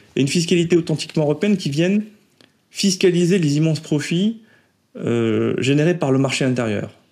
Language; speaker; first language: French; native; French